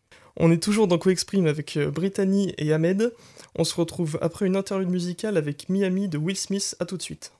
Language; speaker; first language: French; native; French